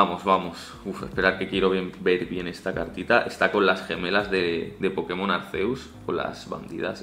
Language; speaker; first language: Spanish; native; Spanish